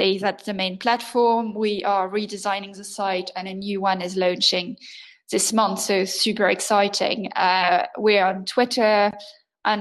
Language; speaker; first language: English; non-native, fluent; French